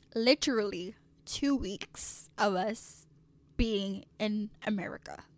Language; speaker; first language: English; early bilingual, other home language; French